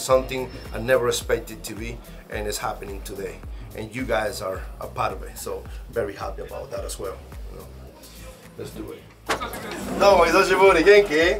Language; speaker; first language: English; non-native, fluent; Spanish